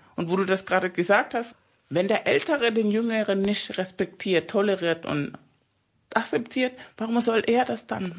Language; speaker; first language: German; non-native, fluent; Spanish